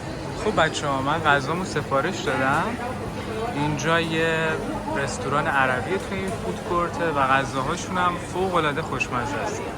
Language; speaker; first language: Persian; native; Persian